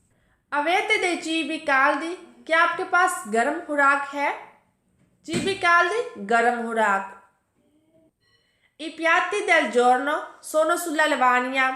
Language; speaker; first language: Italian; non-native, fluent; Urdu